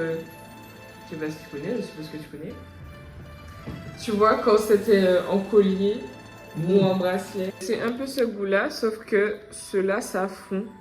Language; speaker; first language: French; native; French